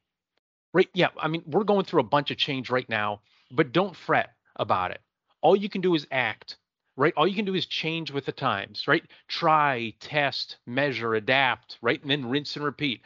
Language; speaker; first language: English; native; English